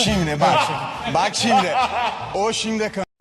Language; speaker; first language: Turkish; non-native, learner; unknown